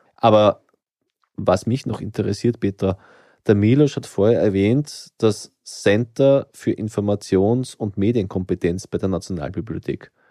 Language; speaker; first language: German; native; German